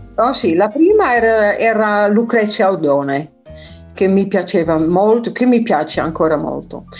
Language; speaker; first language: Italian; non-native, fluent; Dutch